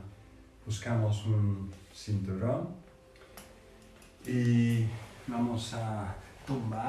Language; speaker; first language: Spanish; non-native, fluent; English